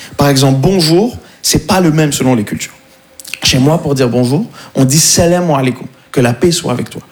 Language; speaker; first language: French; non-native, local second language; Arabic